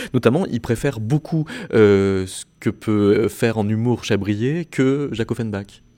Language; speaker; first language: French; native; French